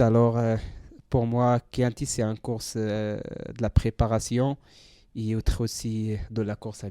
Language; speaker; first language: French; non-native, learner; Central Atlas Tamazight